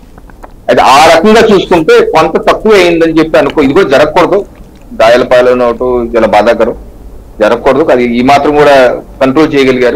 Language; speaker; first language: Telugu; native; Telugu